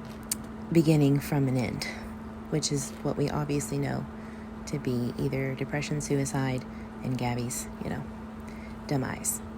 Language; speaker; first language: English; native; English